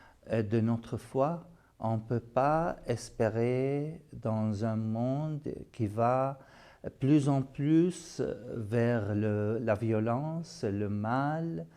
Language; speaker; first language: French; non-native, fluent; Arabic